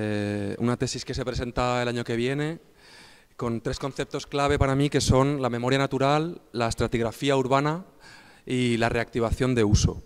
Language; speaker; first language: Spanish; native; Spanish